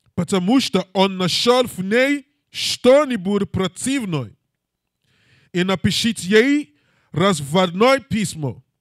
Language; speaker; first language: Russian; non-native, learner; English